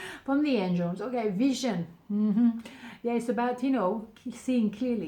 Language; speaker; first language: English; non-native, fluent; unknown